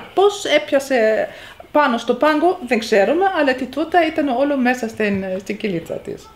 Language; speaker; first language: Greek; non-native, fluent; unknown